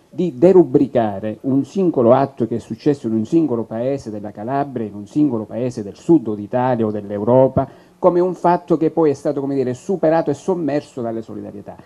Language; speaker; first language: Italian; native; Italian